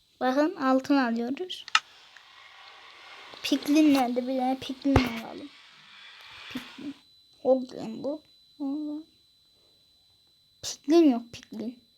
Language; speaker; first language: Turkish; native; Turkish